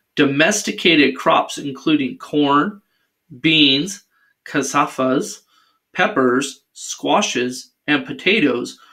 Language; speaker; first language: English; native; English